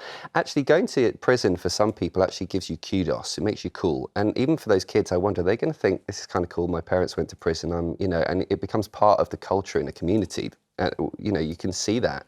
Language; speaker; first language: English; native; English